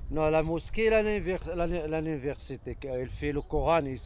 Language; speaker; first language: French; non-native, local second language; Arabic